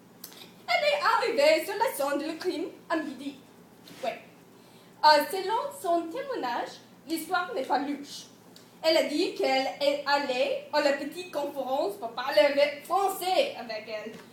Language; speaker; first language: French; non-native, learner; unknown